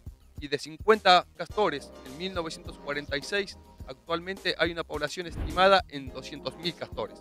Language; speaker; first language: Spanish; native; Spanish